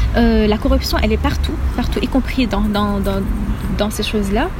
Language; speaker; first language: French; non-native, local second language; Arabic